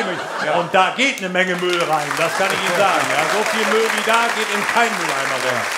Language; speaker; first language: German; native; German